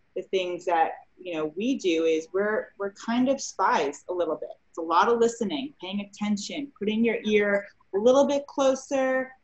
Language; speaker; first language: English; native; English